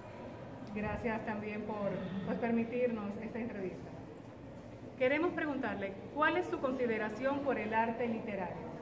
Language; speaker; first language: Spanish; native; Spanish